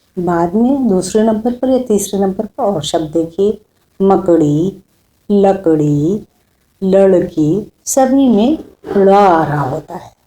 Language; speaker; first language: Hindi; native; Hindi